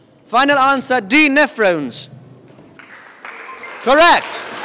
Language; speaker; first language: English; non-native, fluent; Central Kurdish